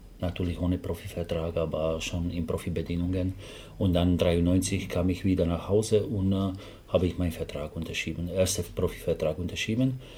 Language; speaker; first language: German; non-native, fluent; Slovak